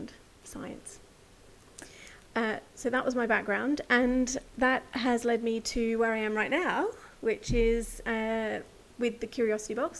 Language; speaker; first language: English; native; English